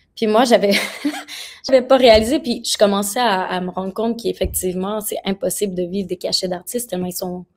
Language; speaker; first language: French; native; French